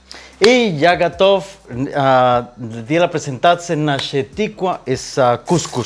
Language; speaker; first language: Russian; non-native, learner; Spanish